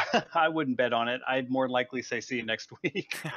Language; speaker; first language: English; native; English